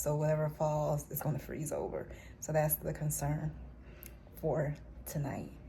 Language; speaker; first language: English; native; English